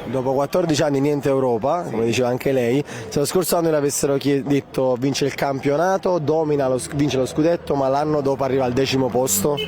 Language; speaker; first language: Italian; native; Italian